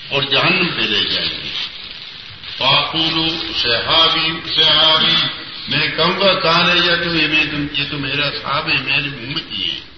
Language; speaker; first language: Urdu; non-native, local second language; Pashto